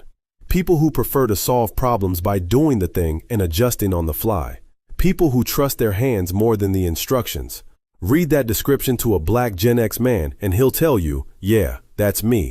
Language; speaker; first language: English; native; English